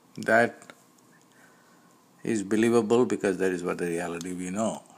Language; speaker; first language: English; non-native, local second language; Tamil